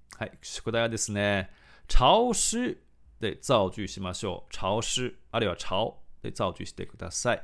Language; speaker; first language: Japanese; non-native, fluent; Chinese